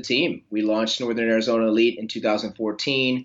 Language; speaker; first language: English; native; English